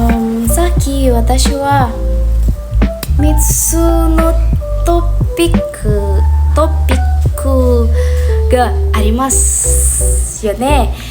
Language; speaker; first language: Japanese; non-native, learner; Indonesian